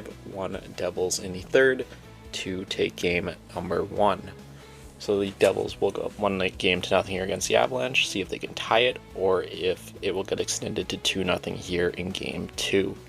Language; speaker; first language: English; native; English